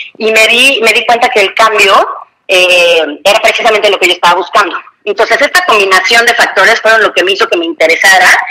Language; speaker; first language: Spanish; native; Spanish